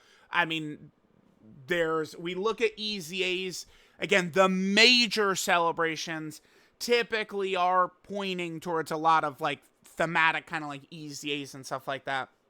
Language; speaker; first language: English; native; English